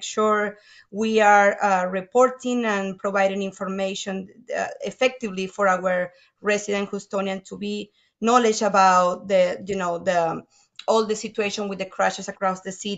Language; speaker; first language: English; non-native, fluent; Spanish